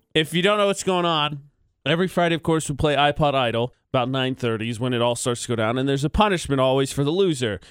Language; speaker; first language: English; native; English